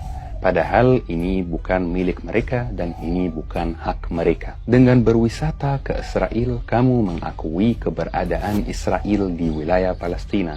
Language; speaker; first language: Indonesian; non-native, fluent; Arabic